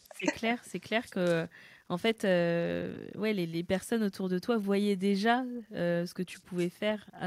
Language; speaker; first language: French; native; French